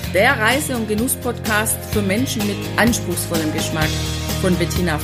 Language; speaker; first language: German; native; German